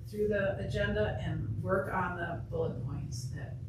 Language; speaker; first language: English; native; English